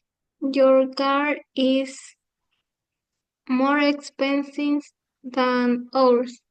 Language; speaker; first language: English; non-native, learner; Spanish